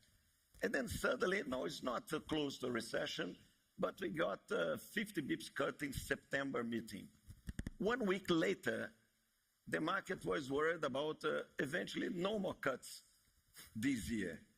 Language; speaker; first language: English; non-native, fluent; Portuguese